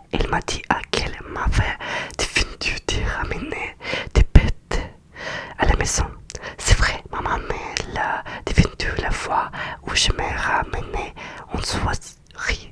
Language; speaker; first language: French; non-native, learner; Russian